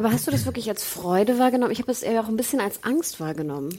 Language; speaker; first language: German; native; German